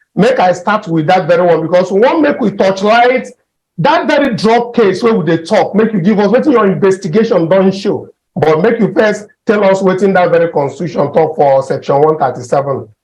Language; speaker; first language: Nigerian Pidgin; native; Nigerian Pidgin